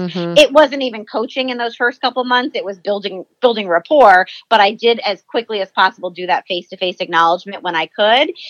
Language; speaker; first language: English; native; English